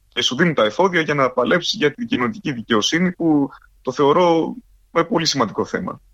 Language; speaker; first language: Greek; early bilingual, heritage; Greek